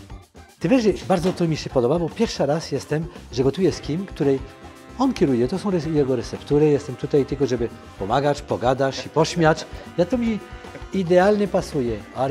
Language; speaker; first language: Polish; non-native, fluent; French